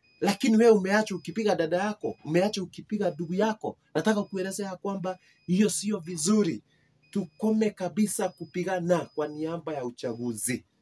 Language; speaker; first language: Swahili; non-native, local second language; Kikuyu